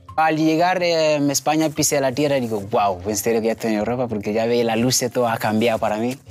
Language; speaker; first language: Spanish; non-native, fluent; Mandingo